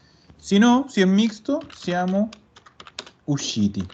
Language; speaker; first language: Italian; non-native, fluent; Spanish